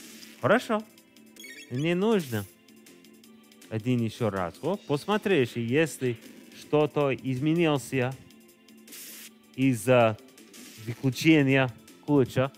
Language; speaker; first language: Russian; non-native, learner; English